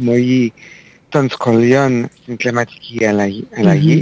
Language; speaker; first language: Greek; non-native, fluent; French